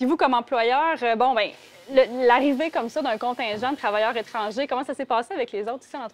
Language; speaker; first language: French; native; French